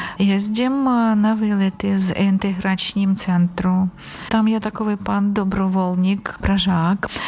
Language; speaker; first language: Czech; non-native, learner; Ukrainian